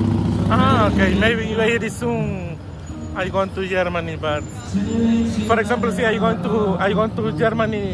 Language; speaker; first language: English; non-native, learner; Spanish